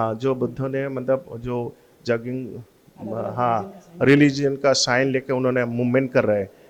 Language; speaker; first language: Hindi; non-native, local second language; Assamese